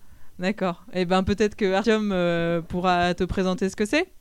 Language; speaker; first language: French; native; French